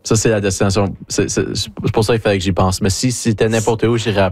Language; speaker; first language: French; native; French